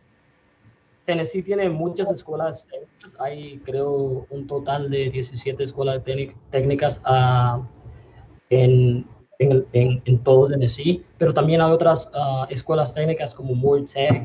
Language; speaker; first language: Spanish; early bilingual, other home language; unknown